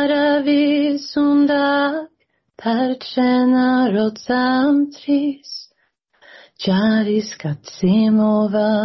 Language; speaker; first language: Georgian; early bilingual, heritage; Georgian